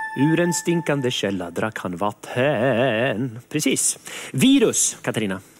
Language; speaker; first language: Swedish; native; Swedish